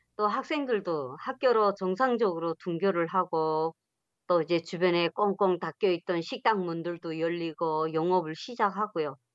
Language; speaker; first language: Korean; native; Korean